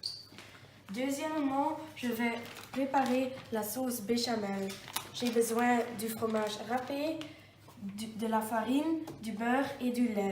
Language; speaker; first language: French; non-native, learner; Dutch